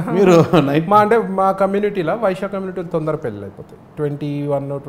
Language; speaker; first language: Telugu; native; Telugu